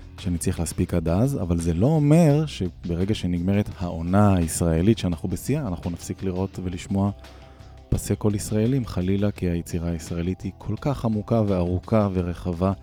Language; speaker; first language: Hebrew; native; Hebrew